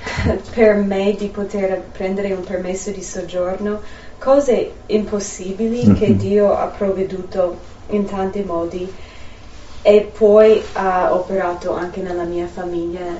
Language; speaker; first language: Italian; non-native, fluent; English